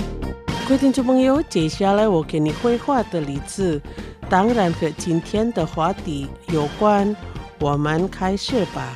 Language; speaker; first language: Chinese; non-native, fluent; Indonesian